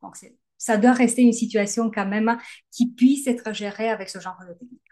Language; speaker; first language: French; native; French